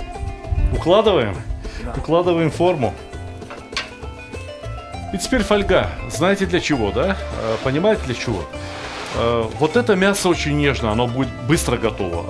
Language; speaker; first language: Russian; native; Russian